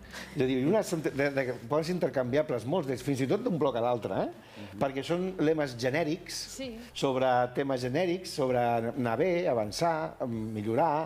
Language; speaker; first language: Catalan; native; Catalan